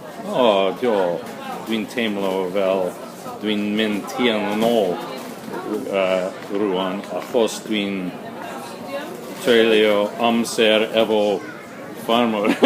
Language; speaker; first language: Welsh; non-native, learner; English